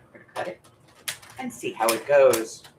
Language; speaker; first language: English; native; English